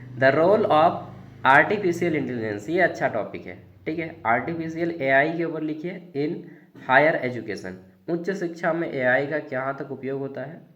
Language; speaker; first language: Hindi; native; Hindi